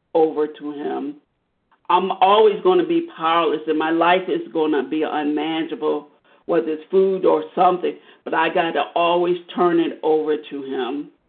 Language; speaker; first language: English; native; English